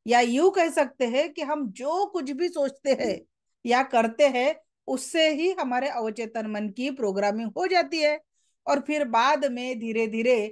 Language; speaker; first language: Hindi; non-native, local second language; Marathi